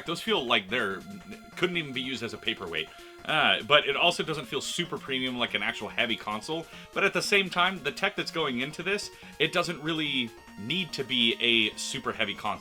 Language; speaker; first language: English; native; English